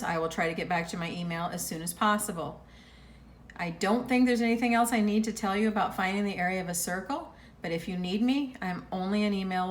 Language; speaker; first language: English; native; English